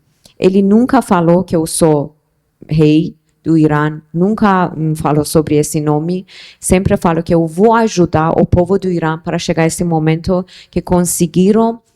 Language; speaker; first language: Portuguese; non-native, fluent; Persian